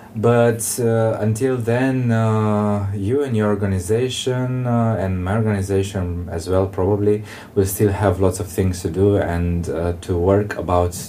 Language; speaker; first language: English; non-native, fluent; Romanian